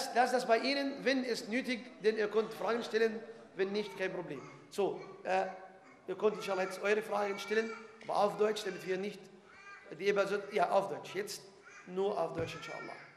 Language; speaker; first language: German; non-native, fluent; Arabic